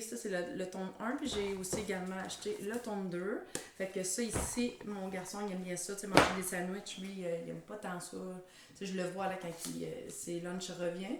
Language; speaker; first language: French; native; French